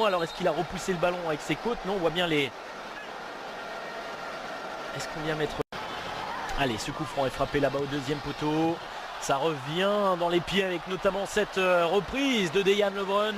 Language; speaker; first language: French; native; French